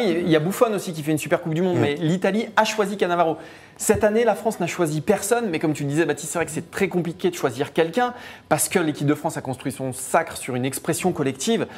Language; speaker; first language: French; native; French